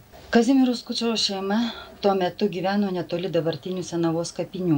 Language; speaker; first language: Lithuanian; native; Lithuanian